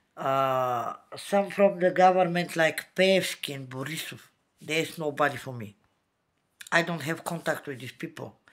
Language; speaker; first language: English; non-native, learner; Bulgarian